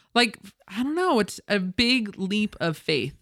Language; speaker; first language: English; native; English